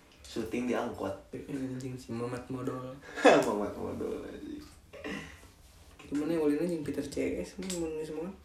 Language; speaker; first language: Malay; non-native, local second language; Sundanese